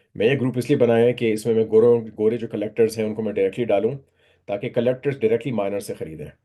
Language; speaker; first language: Urdu; native; Urdu